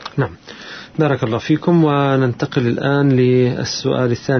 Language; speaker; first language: Arabic; native; Arabic